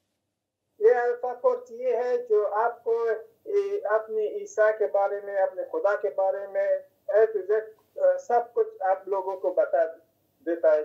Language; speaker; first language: Hindi; non-native, fluent; Persian